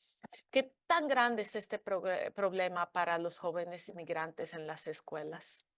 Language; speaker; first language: Spanish; non-native, fluent; English